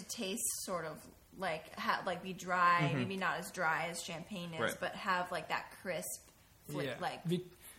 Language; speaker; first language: English; native; English